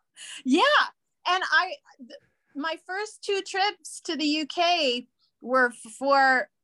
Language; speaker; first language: English; native; English